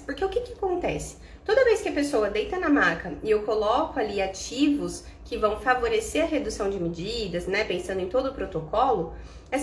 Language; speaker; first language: Portuguese; native; Portuguese